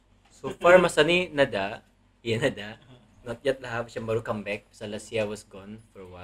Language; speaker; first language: English; non-native, local second language; Malay